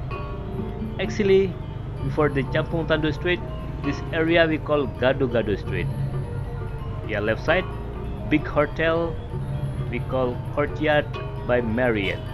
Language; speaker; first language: English; non-native, fluent; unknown